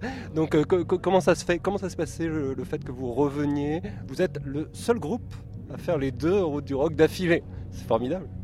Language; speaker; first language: French; native; French